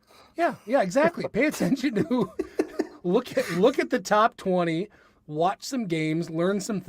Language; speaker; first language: English; native; English